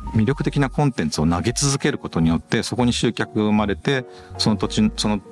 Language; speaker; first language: Japanese; native; Japanese